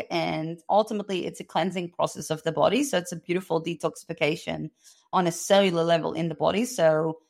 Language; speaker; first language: English; non-native, fluent; Dutch